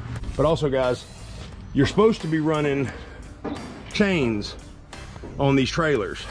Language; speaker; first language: English; native; English